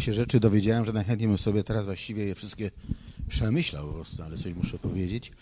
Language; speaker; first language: Polish; native; Polish